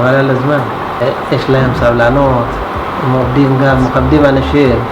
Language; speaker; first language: Hebrew; non-native, learner; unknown